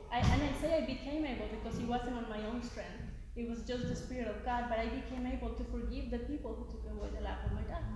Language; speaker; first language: English; non-native, fluent; Spanish